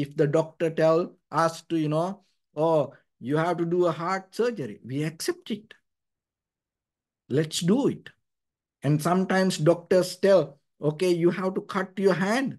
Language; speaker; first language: English; non-native, fluent; Sinhala